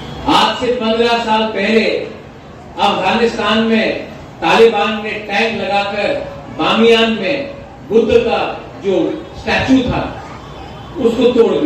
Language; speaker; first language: Hindi; non-native, local second language; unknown